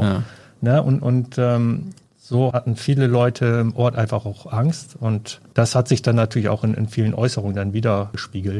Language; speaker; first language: German; native; German